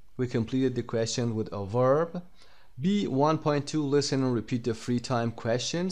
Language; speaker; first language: English; non-native, fluent; Persian